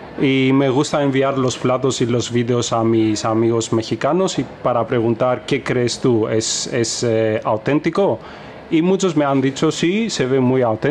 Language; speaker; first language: Spanish; non-native, fluent; Greek